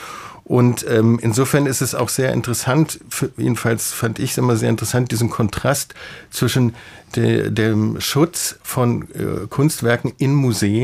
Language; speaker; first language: German; native; German